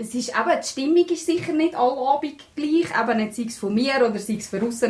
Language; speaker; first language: German; native; German